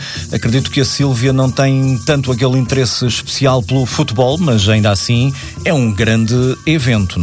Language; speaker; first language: Portuguese; native; Portuguese